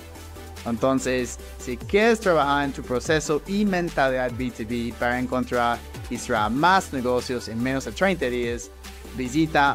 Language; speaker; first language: Spanish; non-native, fluent; English